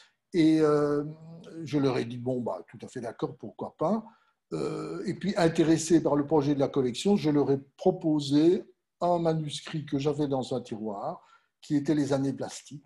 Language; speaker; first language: French; native; French